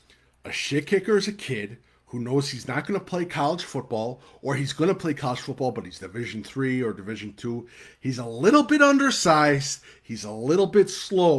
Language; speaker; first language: English; native; English